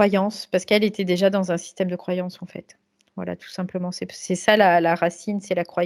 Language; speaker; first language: French; native; French